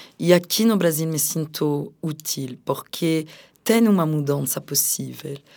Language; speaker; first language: Portuguese; non-native, fluent; French